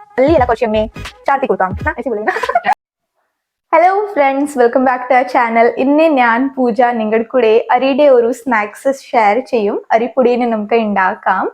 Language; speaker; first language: Malayalam; non-native, learner; Hindi